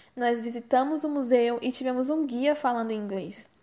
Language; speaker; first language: Portuguese; native; Portuguese